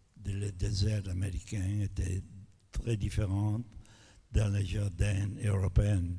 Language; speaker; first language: French; non-native, fluent; Italian